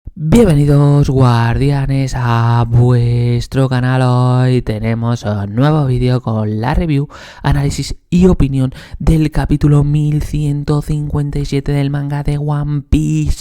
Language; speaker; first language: Spanish; native; Spanish